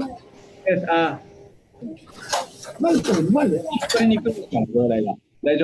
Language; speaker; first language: Japanese; native; Japanese